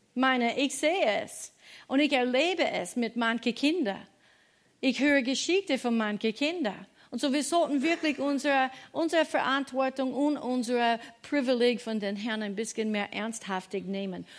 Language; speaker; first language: German; non-native, fluent; English